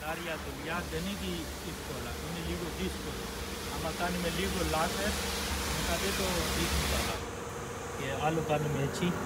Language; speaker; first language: Greek; non-native, learner; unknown